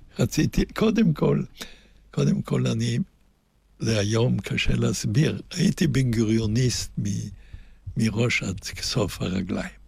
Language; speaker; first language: Hebrew; non-native, fluent; German